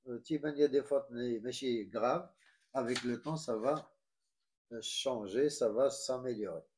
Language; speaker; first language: French; non-native, local second language; Arabic